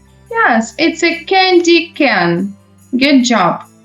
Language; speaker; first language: English; non-native, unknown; Ukrainian